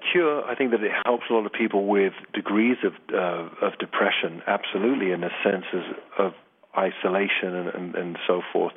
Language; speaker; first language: English; native; English